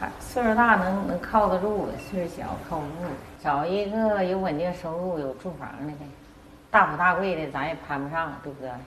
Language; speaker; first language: Chinese; native; Chinese